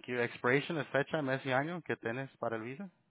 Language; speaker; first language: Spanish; early bilingual, heritage; Spanish